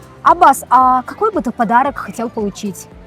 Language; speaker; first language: Russian; non-native, local second language; Azerbaijani